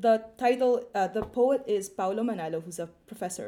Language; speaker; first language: English; non-native, local second language; Filipino